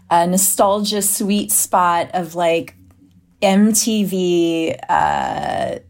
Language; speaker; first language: English; native; English